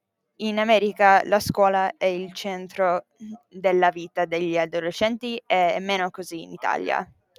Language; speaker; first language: Italian; non-native, fluent; English